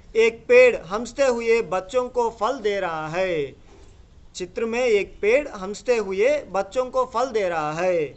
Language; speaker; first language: Hindi; non-native, local second language; Telugu